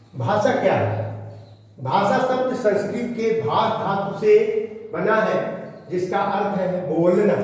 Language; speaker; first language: Hindi; native; Hindi